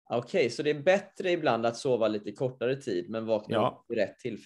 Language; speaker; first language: Swedish; native; Swedish